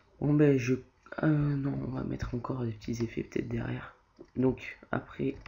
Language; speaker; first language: French; native; French